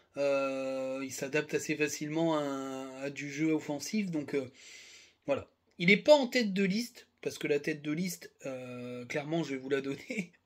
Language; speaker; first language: French; native; French